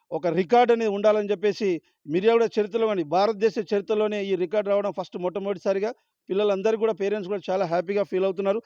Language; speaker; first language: Telugu; native; Telugu